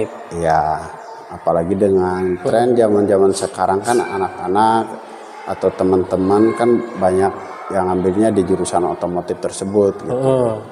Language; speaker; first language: Indonesian; native; Indonesian